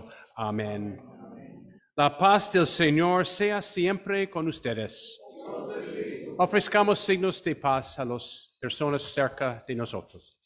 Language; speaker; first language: Spanish; non-native, fluent; English